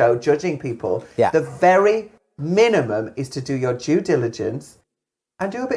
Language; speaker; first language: English; native; English